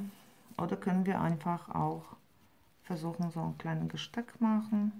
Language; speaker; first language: German; non-native, fluent; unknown